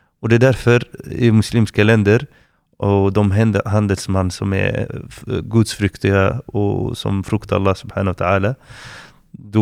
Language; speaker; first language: Swedish; non-native, fluent; Arabic